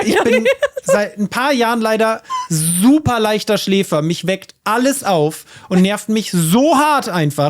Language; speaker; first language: German; native; German